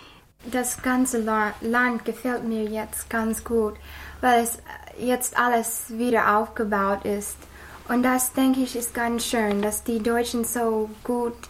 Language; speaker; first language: German; non-native, fluent; English